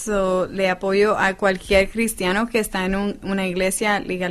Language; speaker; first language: Spanish; non-native, fluent; English